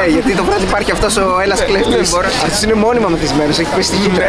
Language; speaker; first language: Greek; native; Greek